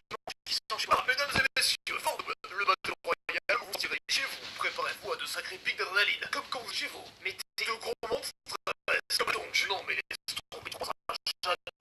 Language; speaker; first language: French; native; French